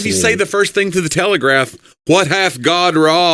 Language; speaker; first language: English; native; English